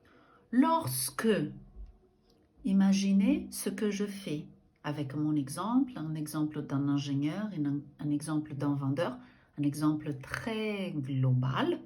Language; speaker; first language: French; non-native, fluent; Portuguese